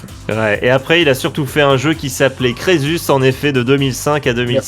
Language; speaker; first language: French; native; French